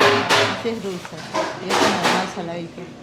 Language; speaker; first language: Spanish; native; Spanish